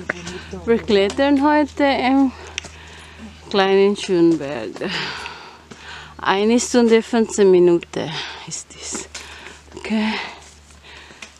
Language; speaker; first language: German; non-native, learner; Filipino